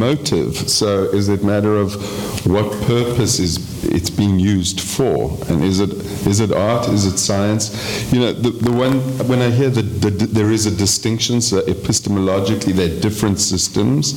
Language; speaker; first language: English; native; English